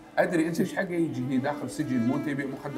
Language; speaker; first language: Arabic; native; Arabic